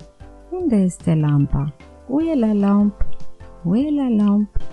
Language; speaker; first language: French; non-native, fluent; Romanian